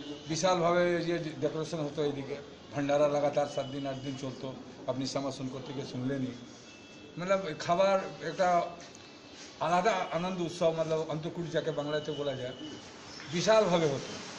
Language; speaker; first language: Bangla; non-native, local second language; Hindi